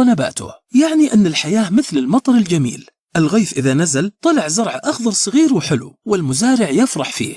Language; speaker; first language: Arabic; native; Arabic